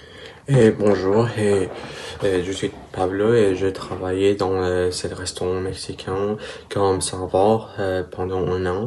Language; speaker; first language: French; non-native, learner; Spanish